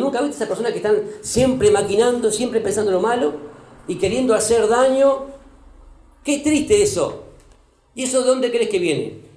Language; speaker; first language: Spanish; native; Spanish